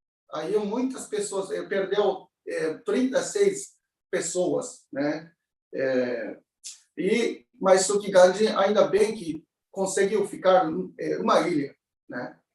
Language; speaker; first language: Portuguese; non-native, learner; Japanese